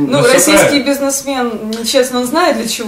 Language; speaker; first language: Russian; native; Russian